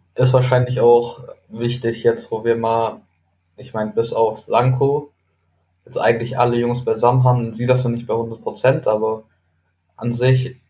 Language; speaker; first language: German; native; German